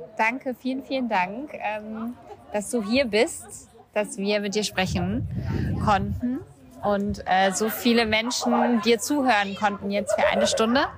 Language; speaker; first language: German; native; German